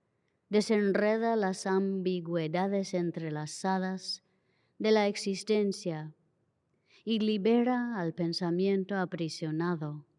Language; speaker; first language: Spanish; native; Spanish